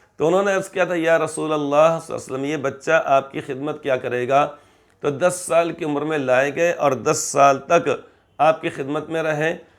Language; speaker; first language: Urdu; native; Urdu